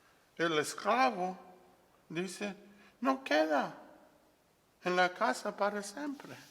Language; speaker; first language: Spanish; non-native, fluent; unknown